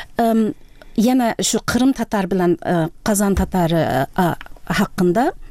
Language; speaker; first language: Tatar; early bilingual, heritage; Tatar